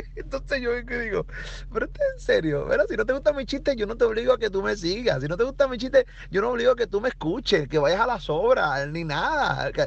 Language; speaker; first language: Spanish; native; Spanish